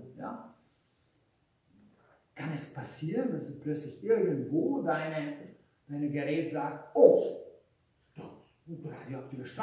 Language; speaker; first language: German; non-native, fluent; Hungarian